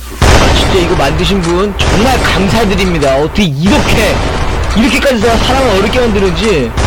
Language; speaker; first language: Korean; native; Korean